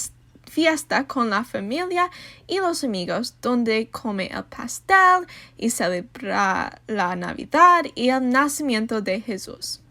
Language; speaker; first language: Spanish; non-native, learner; English